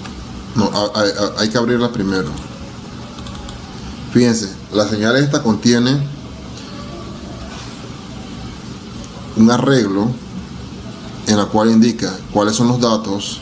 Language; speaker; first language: Spanish; native; Spanish